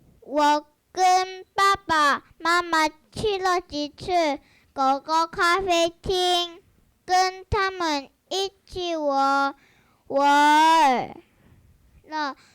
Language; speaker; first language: Chinese; early bilingual, heritage; Chinese